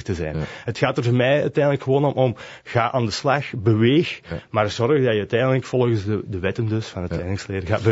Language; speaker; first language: Dutch; native; Dutch